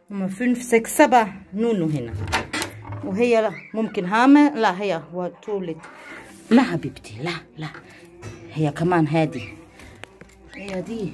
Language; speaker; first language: Arabic; non-native, learner; German